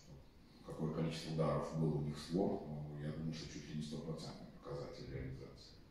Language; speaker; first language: Russian; native; Russian